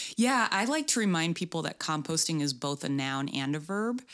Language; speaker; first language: English; native; English